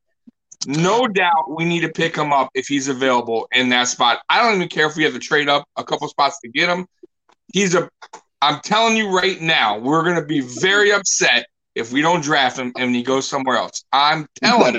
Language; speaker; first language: English; native; English